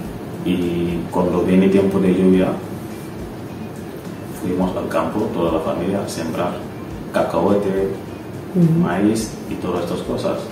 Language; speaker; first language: Spanish; non-native, learner; Wolof